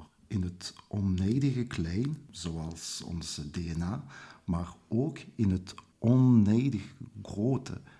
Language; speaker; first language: Dutch; non-native, local second language; French